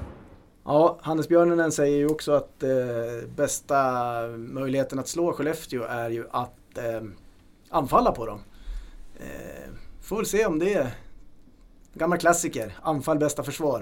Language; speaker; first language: Swedish; native; Swedish